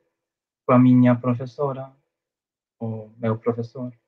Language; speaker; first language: Portuguese; non-native, fluent; Chinese